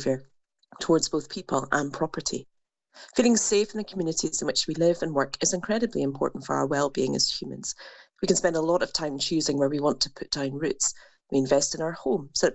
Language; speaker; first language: English; native; English